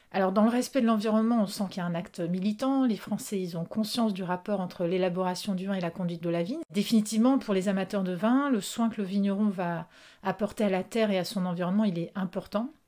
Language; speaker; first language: French; native; French